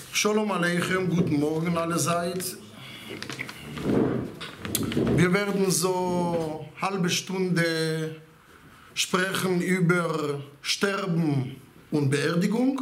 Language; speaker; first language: German; non-native, fluent; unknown